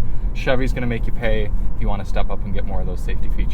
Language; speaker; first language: English; native; English